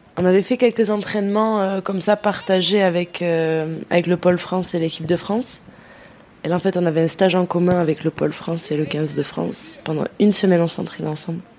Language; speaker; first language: French; early bilingual, other home language; Dutch